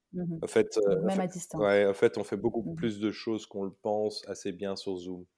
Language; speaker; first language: French; native; French